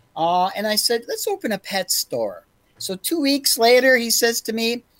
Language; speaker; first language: English; native; English